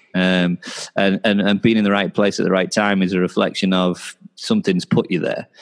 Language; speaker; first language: English; native; English